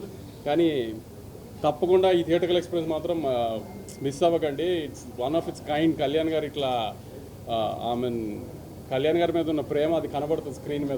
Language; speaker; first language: Telugu; native; Telugu